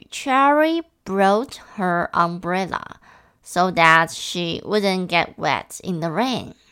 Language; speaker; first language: English; non-native, fluent; Chinese